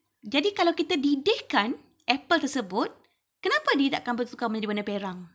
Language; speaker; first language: Malay; native; Malay